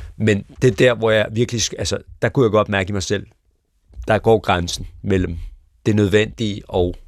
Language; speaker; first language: Danish; early bilingual, other home language; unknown